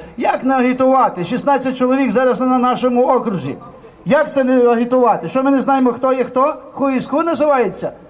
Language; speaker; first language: Ukrainian; native; Ukrainian